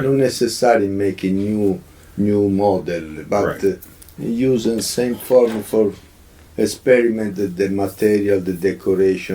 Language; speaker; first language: English; non-native, learner; Italian